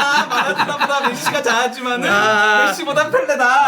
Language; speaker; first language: Korean; native; Korean